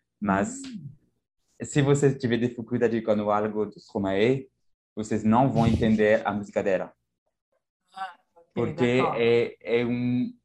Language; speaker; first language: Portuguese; non-native, learner; French